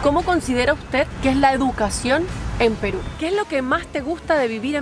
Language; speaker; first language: Spanish; native; Spanish